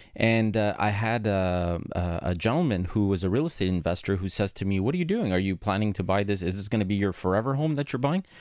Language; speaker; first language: English; non-native, fluent; Greek